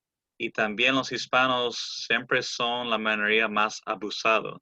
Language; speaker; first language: Spanish; early bilingual, heritage; English